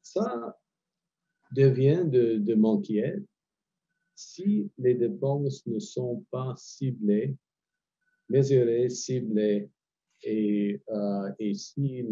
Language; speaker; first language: French; non-native, fluent; English